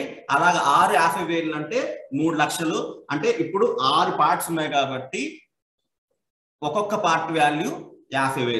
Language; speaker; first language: Telugu; native; Telugu